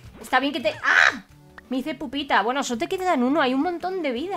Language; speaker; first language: Spanish; native; Spanish